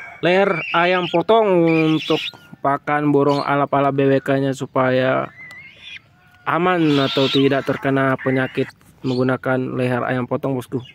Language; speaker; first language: Indonesian; native; Indonesian